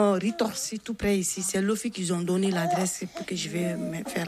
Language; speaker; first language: French; non-native, learner; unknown